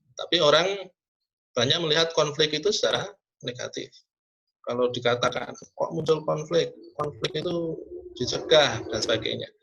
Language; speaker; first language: Indonesian; non-native, local second language; Javanese